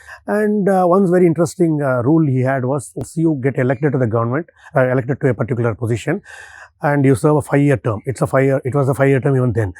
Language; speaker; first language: English; non-native, local second language; Tamil